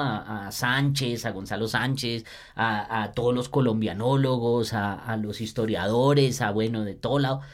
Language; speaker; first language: Spanish; native; Spanish